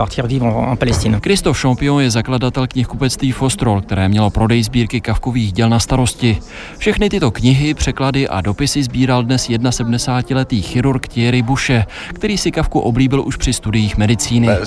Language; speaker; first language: Czech; native; Czech